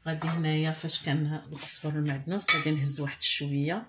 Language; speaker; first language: Arabic; native; Arabic